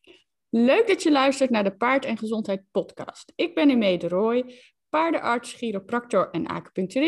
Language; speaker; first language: Dutch; native; Dutch